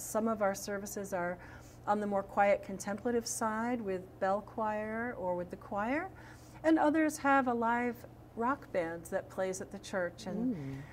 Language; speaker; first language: English; native; English